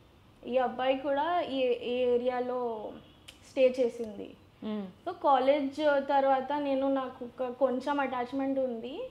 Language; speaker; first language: Telugu; non-native, learner; Gujarati